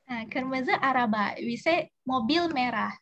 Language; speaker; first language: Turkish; non-native, learner; Indonesian